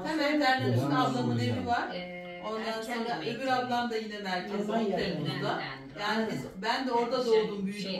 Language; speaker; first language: Turkish; native; Turkish